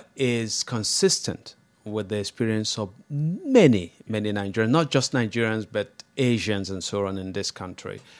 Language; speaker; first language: English; non-native, local second language; Igbo